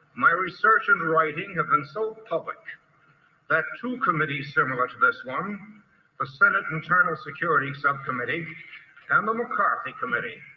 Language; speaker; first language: English; native; English